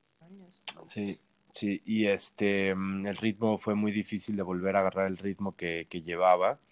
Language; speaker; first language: Spanish; native; Spanish